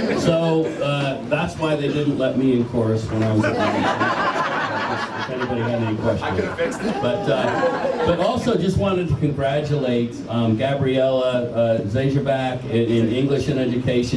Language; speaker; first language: English; native; English